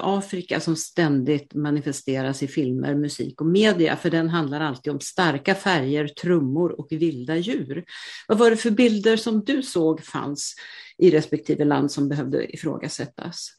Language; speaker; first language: Swedish; native; Swedish